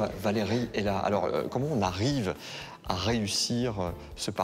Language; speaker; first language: French; native; French